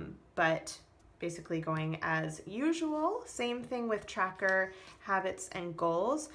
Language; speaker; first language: English; native; English